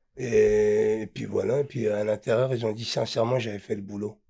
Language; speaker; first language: French; native; French